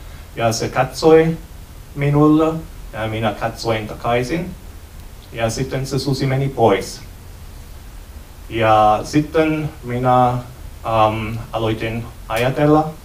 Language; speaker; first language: Finnish; non-native, learner; German